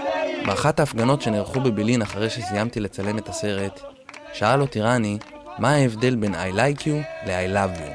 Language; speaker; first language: Hebrew; native; Hebrew